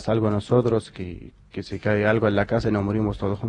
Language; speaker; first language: Spanish; non-native, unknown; Arabic